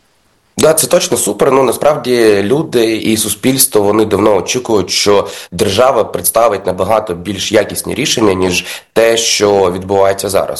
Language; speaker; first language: Ukrainian; native; Ukrainian